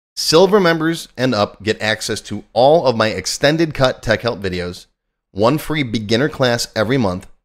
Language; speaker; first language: English; native; English